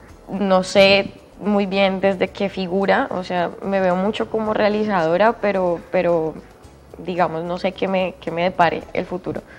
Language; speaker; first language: Spanish; native; Spanish